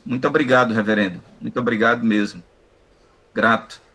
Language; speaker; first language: Portuguese; native; Portuguese